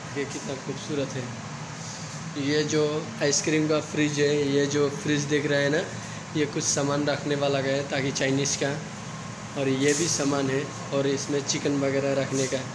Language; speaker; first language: Hindi; non-native, local second language; Assamese